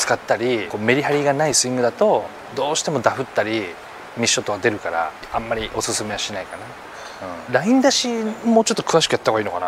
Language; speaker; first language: Japanese; native; Japanese